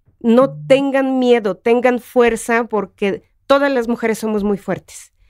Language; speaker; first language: Spanish; non-native, fluent; Russian